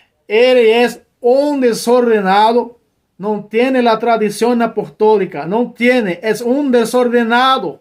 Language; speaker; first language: Spanish; non-native, learner; Portuguese